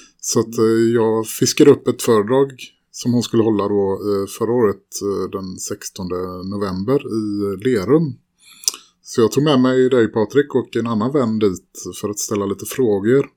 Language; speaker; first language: Swedish; native; Swedish